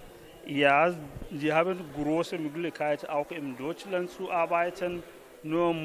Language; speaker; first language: German; non-native, fluent; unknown